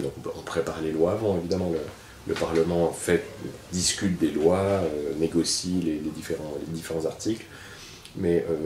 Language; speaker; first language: French; native; French